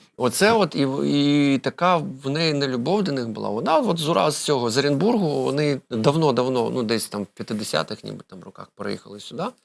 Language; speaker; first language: Ukrainian; non-native, local second language; Russian